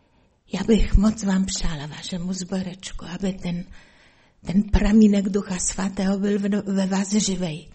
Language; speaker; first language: Czech; non-native, fluent; Polish